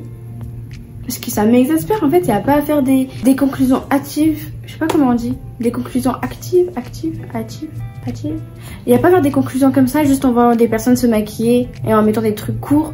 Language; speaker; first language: French; native; French